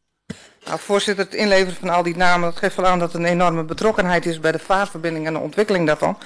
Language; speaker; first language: Dutch; native; Dutch